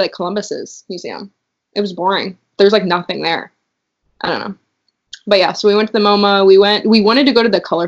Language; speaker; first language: English; native; English